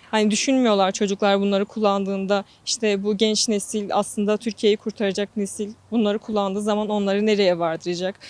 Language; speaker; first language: Turkish; non-native, local second language; Kurdish